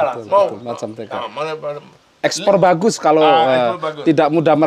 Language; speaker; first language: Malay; non-native, local second language; Javanese